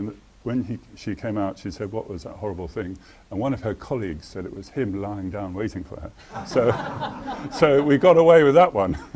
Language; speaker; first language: English; native; English